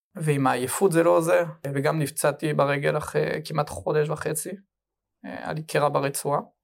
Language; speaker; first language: Hebrew; non-native, fluent; French